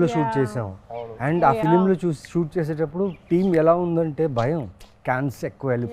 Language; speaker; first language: Telugu; native; Telugu